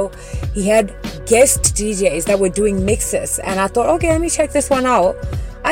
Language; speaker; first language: English; non-native, local second language; Venda